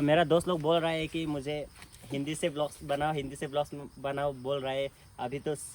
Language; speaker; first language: Hindi; non-native, local second language; Karbi